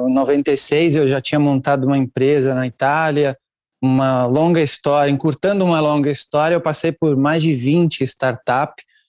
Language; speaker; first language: Portuguese; non-native, fluent; Italian